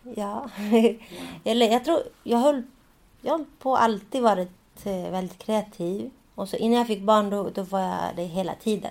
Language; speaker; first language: Swedish; early bilingual, other home language; Spanish